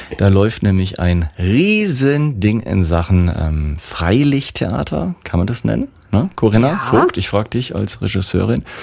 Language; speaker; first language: German; native; German